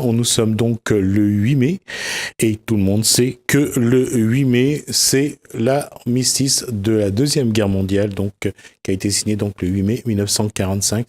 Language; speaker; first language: French; non-native, local second language; Réunion Creole French